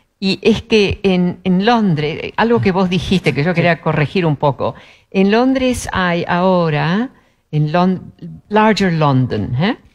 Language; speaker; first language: Spanish; early bilingual, other home language; Dutch